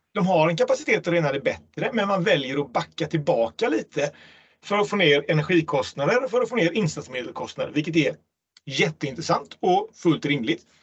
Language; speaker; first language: Swedish; native; Swedish